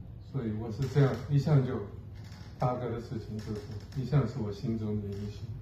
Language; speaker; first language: Chinese; native; Chinese